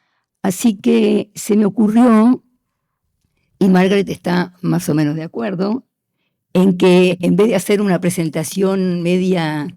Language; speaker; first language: Spanish; native; Spanish